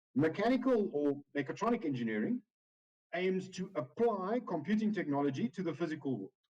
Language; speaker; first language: English; non-native, local second language; Afrikaans